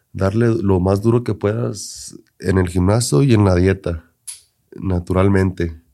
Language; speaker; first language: Spanish; early bilingual, heritage; Spanish